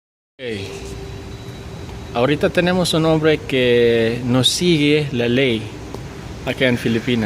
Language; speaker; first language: Spanish; non-native, fluent; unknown